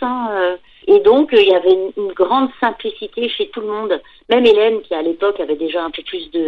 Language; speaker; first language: French; native; French